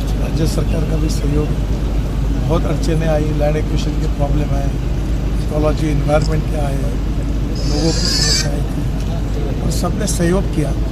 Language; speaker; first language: Hindi; non-native, local second language; Marathi